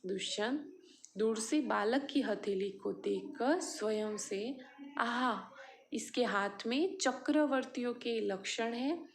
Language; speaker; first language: Hindi; non-native, local second language; Gujarati